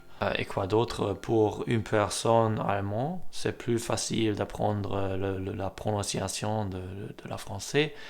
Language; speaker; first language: French; non-native, learner; German